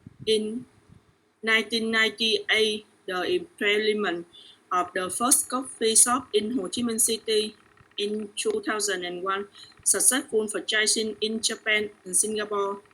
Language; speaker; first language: English; non-native, learner; Vietnamese